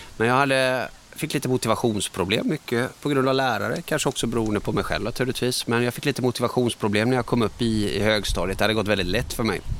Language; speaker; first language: Swedish; early bilingual, other home language; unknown